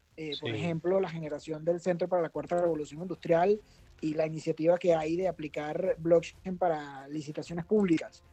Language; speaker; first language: Spanish; native; Spanish